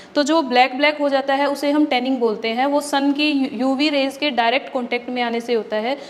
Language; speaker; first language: Hindi; native; Hindi